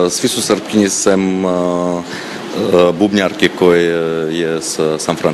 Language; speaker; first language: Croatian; non-native, fluent; Armenian